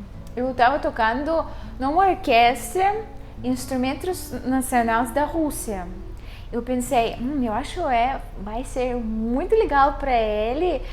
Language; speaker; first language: Portuguese; non-native, fluent; Russian